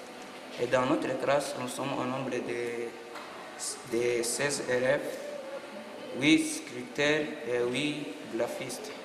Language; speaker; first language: French; non-native, local second language; Kinyarwanda